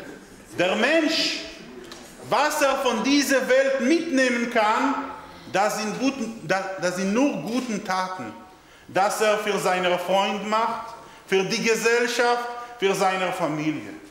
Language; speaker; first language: German; non-native, learner; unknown